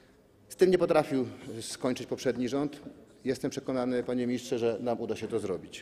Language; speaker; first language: Polish; native; Polish